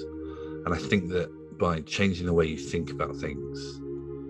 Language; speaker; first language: English; native; English